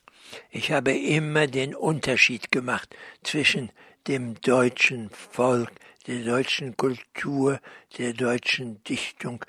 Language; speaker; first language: German; early bilingual, heritage; German